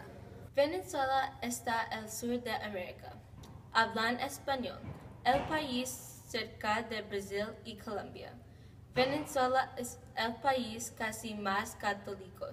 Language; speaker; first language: Spanish; non-native, learner; English